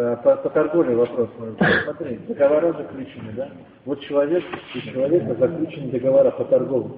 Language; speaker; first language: Russian; native; Russian